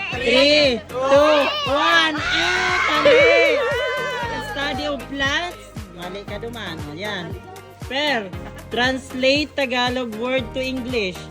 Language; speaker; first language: Filipino; non-native, local second language; Bikol